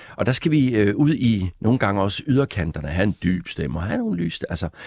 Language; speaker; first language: Danish; native; Danish